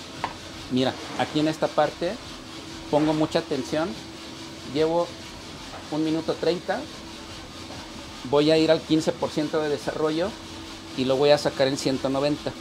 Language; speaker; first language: Spanish; native; Spanish